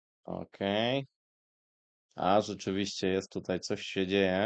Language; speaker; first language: Polish; native; Polish